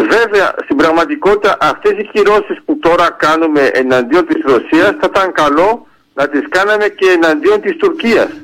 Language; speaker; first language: Greek; early bilingual, heritage; Greek